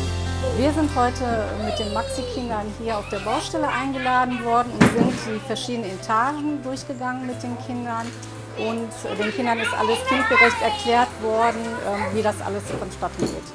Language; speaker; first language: German; native; German